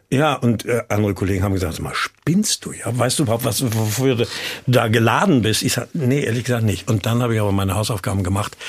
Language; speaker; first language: German; native; German